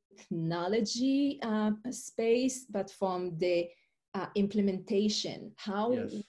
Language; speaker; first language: English; non-native, fluent; Hebrew